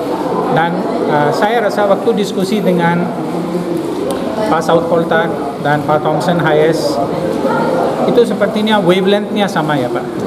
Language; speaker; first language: Indonesian; non-native, fluent; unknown